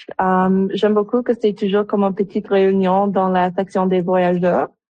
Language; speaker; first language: French; non-native, local second language; English